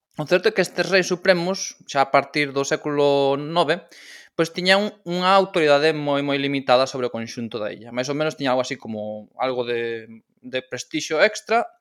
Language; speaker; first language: Galician; non-native, local second language; Spanish